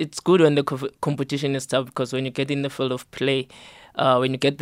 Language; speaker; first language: English; non-native, local second language; Southern Sotho